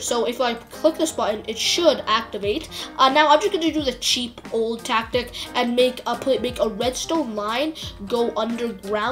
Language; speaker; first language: English; native; English